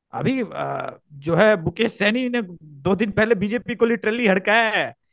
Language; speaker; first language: Hindi; native; Hindi